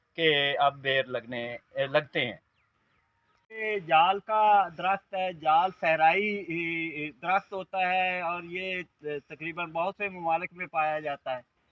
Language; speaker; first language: Urdu; native; Urdu